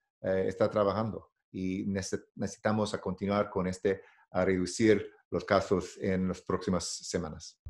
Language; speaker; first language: Spanish; non-native, learner; English